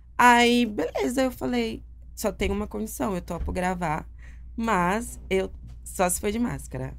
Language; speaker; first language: Portuguese; native; Portuguese